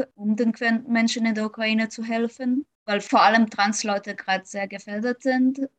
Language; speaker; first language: German; non-native, fluent; Ukrainian